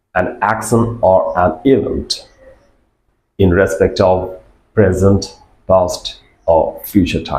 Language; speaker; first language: English; non-native, local second language; Bangla